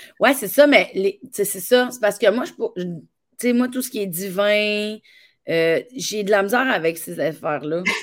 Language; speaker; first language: French; native; French